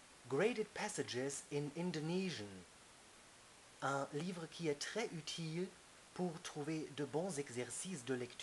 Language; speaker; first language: French; non-native, fluent; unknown